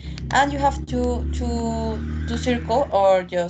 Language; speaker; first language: English; non-native, learner; Spanish